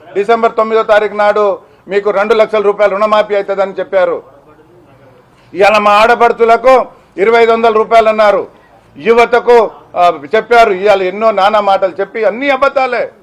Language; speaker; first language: Telugu; non-native, local second language; Lambadi